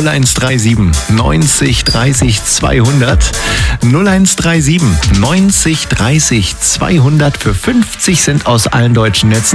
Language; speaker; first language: German; native; German